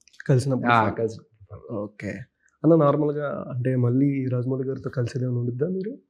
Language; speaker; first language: Telugu; native; Telugu